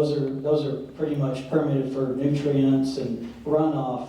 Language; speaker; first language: English; native; English